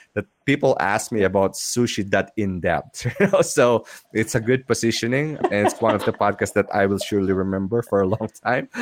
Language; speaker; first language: English; non-native, local second language; Filipino